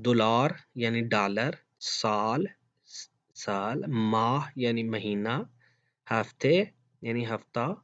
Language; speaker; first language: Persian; non-native, fluent; Urdu